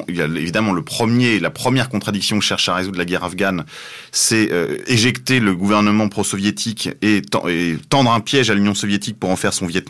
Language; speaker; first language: French; native; French